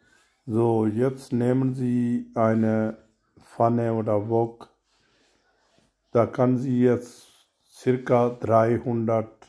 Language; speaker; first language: German; non-native, learner; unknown